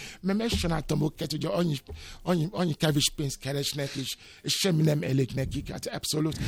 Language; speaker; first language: Hungarian; non-native, fluent; Yoruba